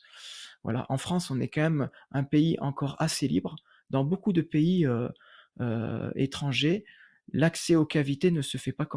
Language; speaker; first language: French; native; French